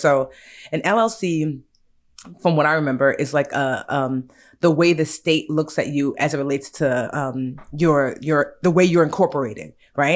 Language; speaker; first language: English; native; English